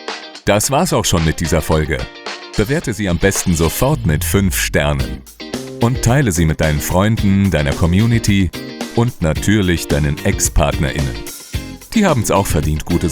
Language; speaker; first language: German; native; German